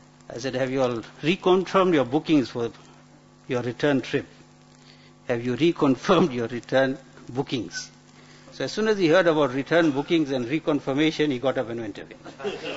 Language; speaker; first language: English; native; English